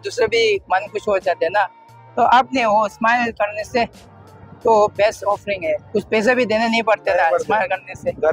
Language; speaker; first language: Hindi; non-native, local second language; Tibetan